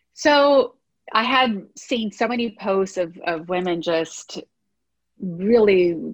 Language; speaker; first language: English; early bilingual, other home language; Portuguese